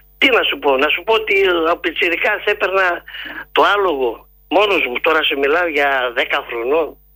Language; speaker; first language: Greek; native; Greek